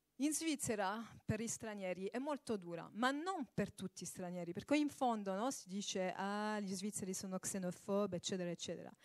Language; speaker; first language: Italian; early bilingual, heritage; Italian